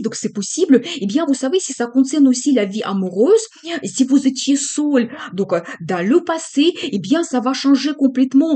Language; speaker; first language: French; non-native, fluent; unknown